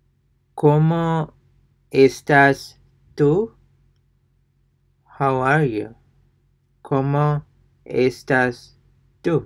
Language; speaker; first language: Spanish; non-native, fluent; English